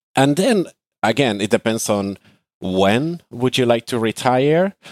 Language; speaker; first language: English; non-native, fluent; Spanish